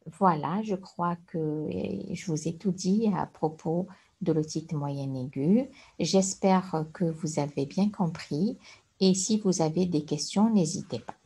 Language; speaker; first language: French; non-native, local second language; Arabic